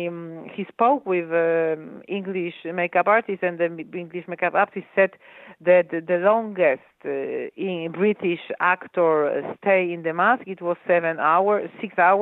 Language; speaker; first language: English; non-native, fluent; Polish